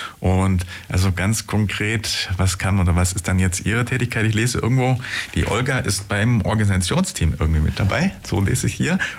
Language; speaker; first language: German; native; German